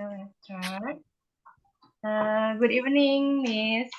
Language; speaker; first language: English; non-native, learner; Indonesian